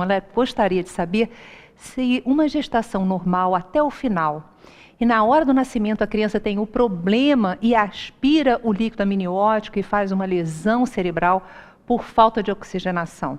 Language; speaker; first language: Portuguese; native; Portuguese